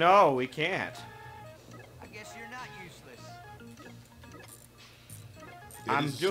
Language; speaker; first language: English; native; English